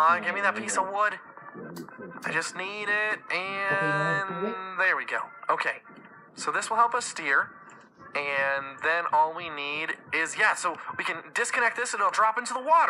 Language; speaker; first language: English; native; English